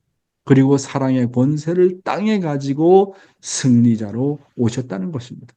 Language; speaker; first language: Korean; native; Korean